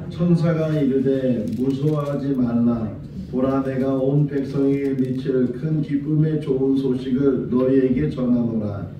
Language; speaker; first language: Korean; native; Korean